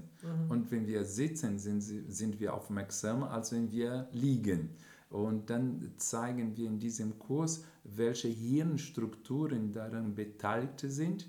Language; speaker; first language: German; non-native, fluent; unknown